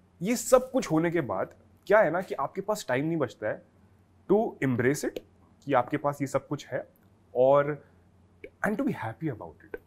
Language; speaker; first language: Hindi; native; Hindi